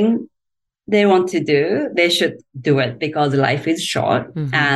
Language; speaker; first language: English; non-native, fluent; Japanese